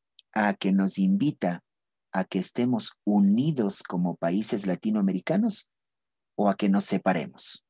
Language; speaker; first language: Spanish; native; Spanish